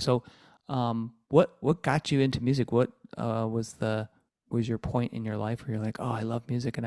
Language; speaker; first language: English; native; English